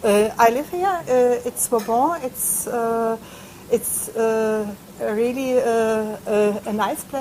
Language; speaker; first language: English; non-native, fluent; German